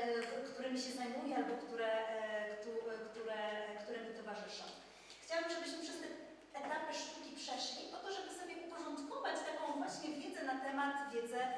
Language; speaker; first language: Polish; native; Polish